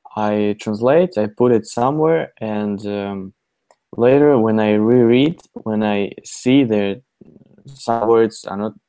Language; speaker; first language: English; non-native, fluent; Russian